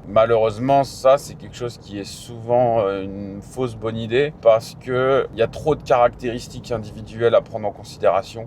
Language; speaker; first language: French; native; French